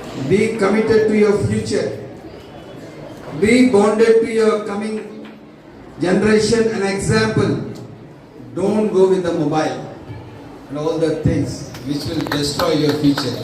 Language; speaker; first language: English; non-native, local second language; Telugu